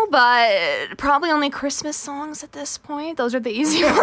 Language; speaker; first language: English; native; English